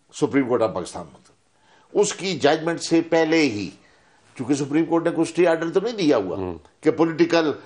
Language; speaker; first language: Urdu; native; Urdu